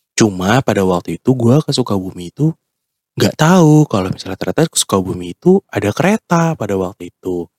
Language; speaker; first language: Indonesian; native; Indonesian